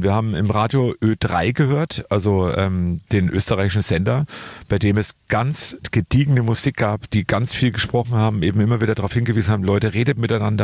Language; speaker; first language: German; native; German